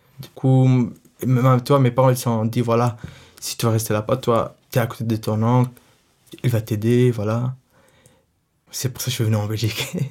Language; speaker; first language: French; non-native, fluent; Arabic